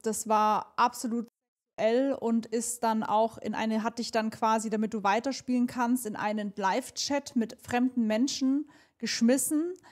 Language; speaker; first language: German; native; German